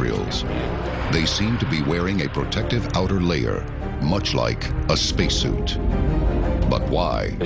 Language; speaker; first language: English; native; English